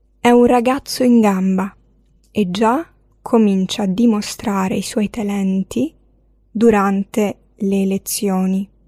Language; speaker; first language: Italian; non-native, fluent; Arabic